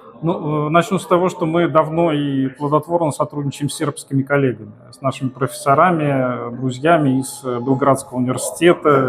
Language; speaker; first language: Russian; native; Russian